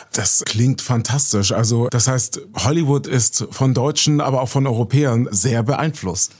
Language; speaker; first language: German; native; German